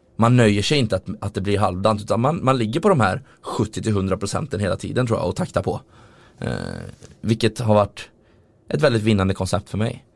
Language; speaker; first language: Swedish; native; Swedish